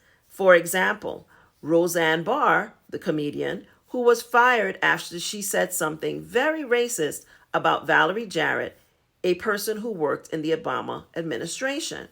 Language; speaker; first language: English; native; English